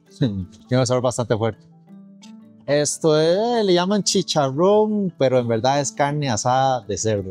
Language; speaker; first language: Spanish; early bilingual, other home language; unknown